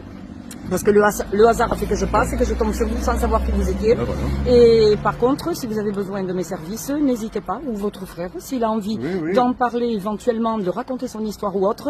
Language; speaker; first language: French; native; French